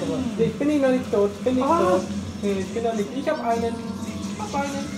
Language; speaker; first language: German; early bilingual, other home language; Vietnamese